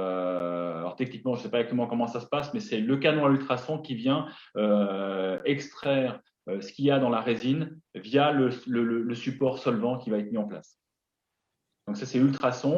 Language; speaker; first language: French; native; French